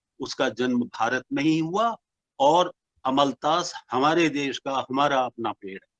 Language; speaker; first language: Hindi; non-native, local second language; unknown